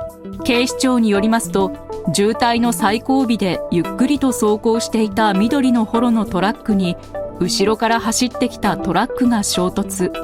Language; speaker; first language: Japanese; native; Japanese